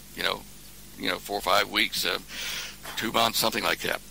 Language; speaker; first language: English; native; English